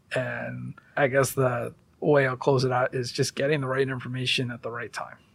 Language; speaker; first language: English; early bilingual, other home language; Hindi